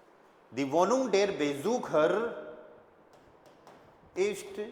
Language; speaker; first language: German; non-native, fluent; Hindi